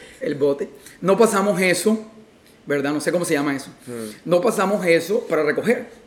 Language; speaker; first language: Spanish; native; Spanish